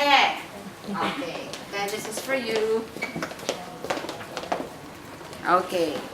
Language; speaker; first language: English; non-native, fluent; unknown